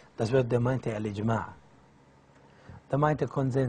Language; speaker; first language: German; non-native, fluent; Arabic